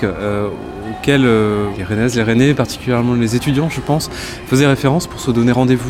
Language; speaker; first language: French; native; French